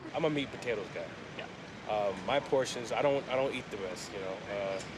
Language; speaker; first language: English; native; English